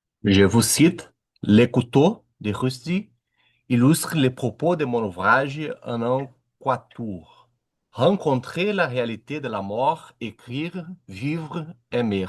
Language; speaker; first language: French; non-native, learner; Portuguese